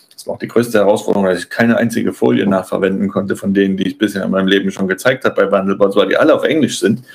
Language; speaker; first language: German; native; German